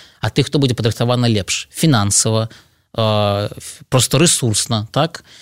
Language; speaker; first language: Belarusian; non-native, local second language; Russian